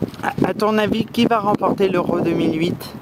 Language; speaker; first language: French; native; French